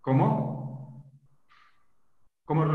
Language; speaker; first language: Spanish; native; Spanish